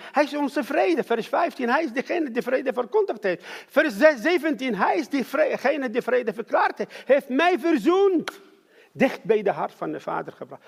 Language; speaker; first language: Dutch; non-native, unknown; Arabic